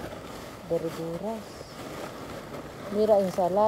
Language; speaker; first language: Spanish; non-native, learner; Filipino